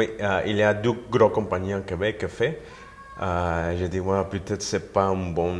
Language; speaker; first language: French; non-native, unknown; Spanish